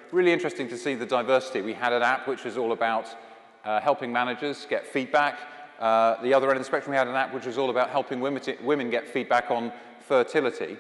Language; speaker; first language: English; native; English